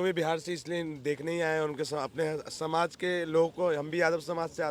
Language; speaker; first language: Hindi; native; Hindi